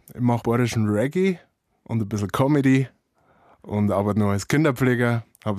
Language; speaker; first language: German; native; German